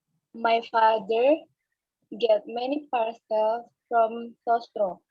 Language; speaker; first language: English; non-native, learner; Indonesian